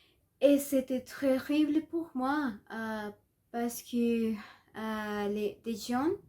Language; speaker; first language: French; non-native, learner; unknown